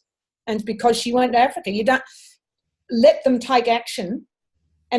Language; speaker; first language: English; native; English